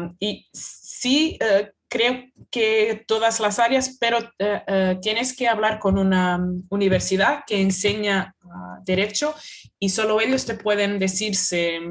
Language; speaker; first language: Spanish; non-native, fluent; Portuguese